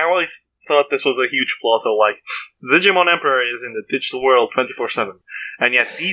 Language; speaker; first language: English; non-native, fluent; Portuguese